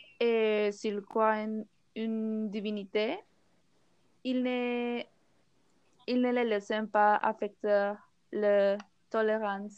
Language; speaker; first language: French; non-native, learner; Spanish